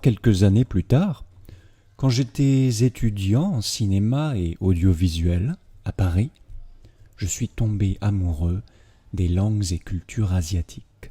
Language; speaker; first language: French; native; French